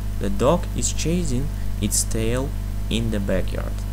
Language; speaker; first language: English; non-native, fluent; Russian